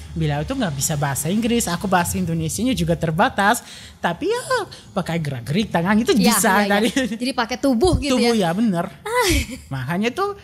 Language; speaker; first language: Indonesian; non-native, fluent; Bulgarian